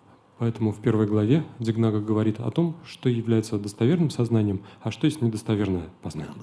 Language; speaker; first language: Russian; native; Russian